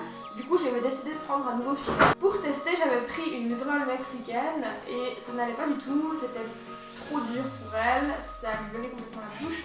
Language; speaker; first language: French; native; French